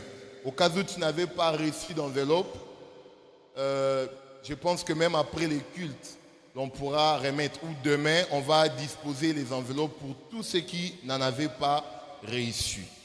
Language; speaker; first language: French; non-native, local second language; Lingala